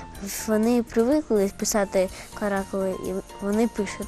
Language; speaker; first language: Ukrainian; non-native, local second language; Russian